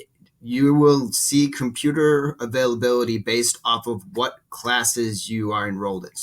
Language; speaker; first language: English; native; English